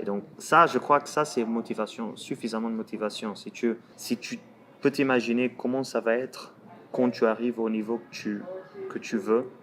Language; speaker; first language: French; non-native, fluent; Portuguese